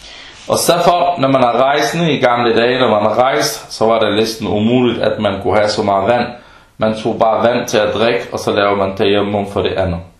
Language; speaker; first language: Danish; early bilingual, other home language; Arabic